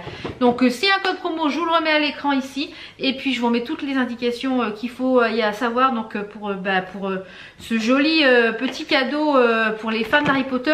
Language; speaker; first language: French; native; French